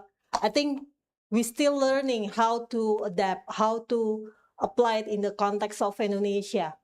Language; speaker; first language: English; non-native, fluent; Indonesian